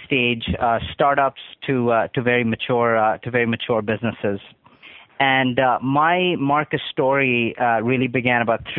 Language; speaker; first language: English; non-native, local second language; Urdu